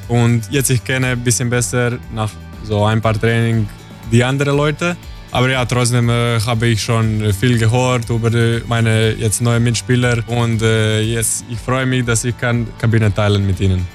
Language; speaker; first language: German; non-native, learner; Croatian